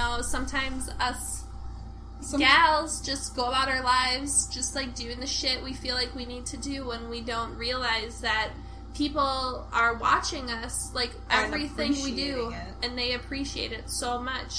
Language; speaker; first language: English; native; English